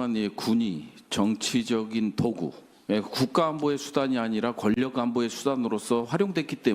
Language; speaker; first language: Korean; native; Korean